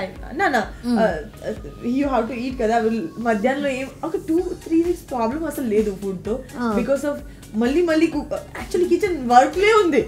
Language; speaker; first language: Telugu; non-native, learner; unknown